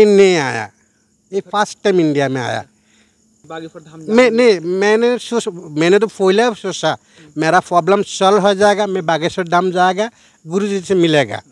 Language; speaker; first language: Hindi; non-native, learner; Bangla